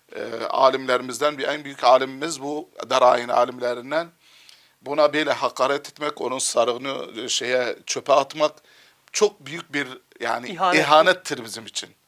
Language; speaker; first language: Turkish; non-native, fluent; Arabic